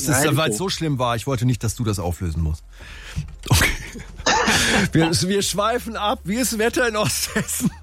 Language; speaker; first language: German; native; German